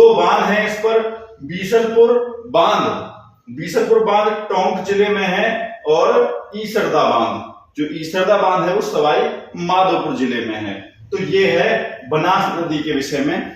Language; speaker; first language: Hindi; native; Hindi